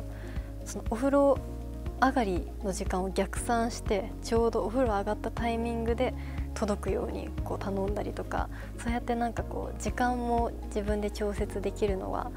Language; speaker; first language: Japanese; native; Japanese